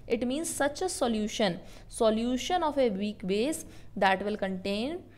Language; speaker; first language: Hindi; native; Hindi